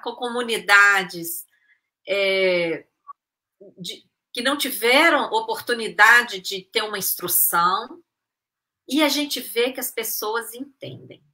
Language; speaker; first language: Portuguese; native; Portuguese